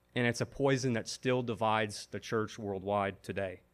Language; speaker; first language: English; native; English